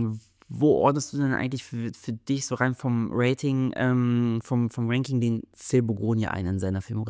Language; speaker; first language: German; native; German